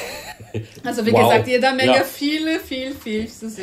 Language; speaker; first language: German; non-native, fluent; Portuguese